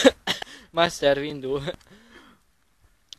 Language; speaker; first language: German; non-native, learner; Hungarian